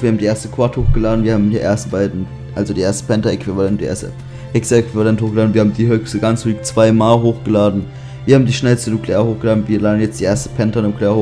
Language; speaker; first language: German; native; German